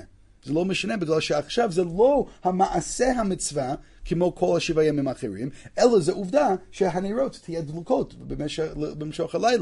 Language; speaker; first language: Hebrew; non-native, fluent; English